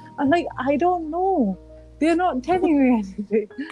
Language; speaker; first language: English; early bilingual, other home language; Punjabi